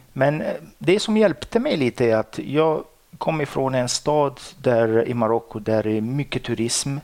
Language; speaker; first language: Swedish; non-native, fluent; Arabic